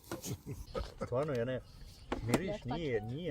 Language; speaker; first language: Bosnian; non-native, learner; Swedish